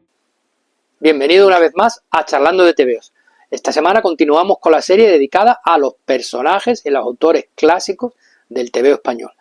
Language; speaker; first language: Spanish; native; Spanish